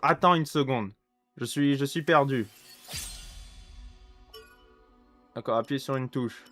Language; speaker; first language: French; native; French